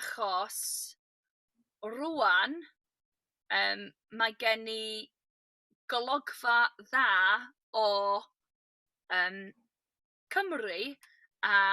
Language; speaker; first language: Welsh; non-native, learner; English